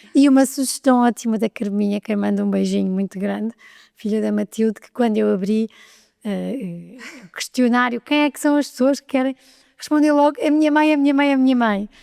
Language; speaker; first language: Portuguese; native; Portuguese